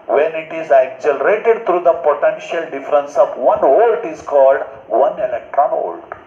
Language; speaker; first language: English; non-native, local second language; Kannada